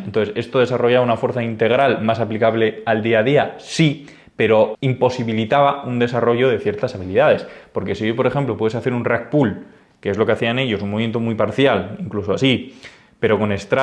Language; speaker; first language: Spanish; native; Spanish